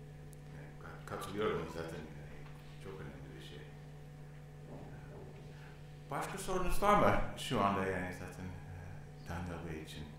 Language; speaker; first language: Turkish; non-native, learner; English